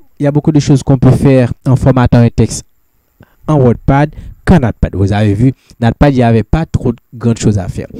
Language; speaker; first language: French; non-native, local second language; Haitian Creole